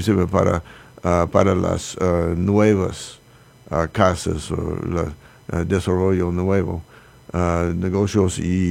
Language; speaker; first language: Spanish; non-native, learner; English